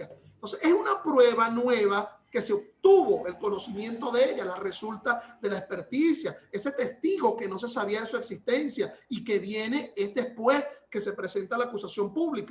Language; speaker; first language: Spanish; native; Spanish